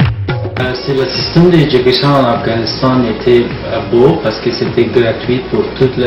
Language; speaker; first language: French; non-native, learner; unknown